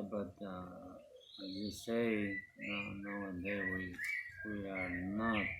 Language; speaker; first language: English; non-native, learner; Spanish